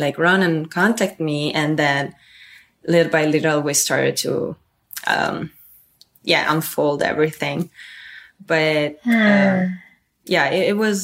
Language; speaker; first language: English; non-native, fluent; Italian